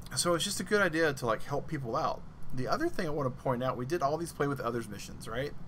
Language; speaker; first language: English; native; English